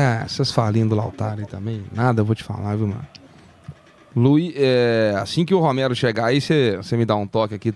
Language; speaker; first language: Portuguese; native; Portuguese